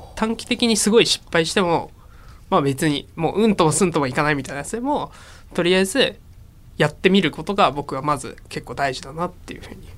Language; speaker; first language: Japanese; native; Japanese